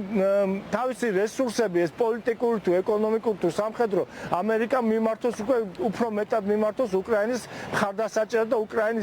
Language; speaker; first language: Georgian; native; Georgian